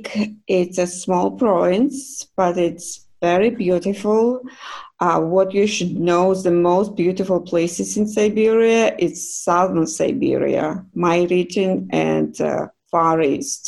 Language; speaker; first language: English; non-native, fluent; Russian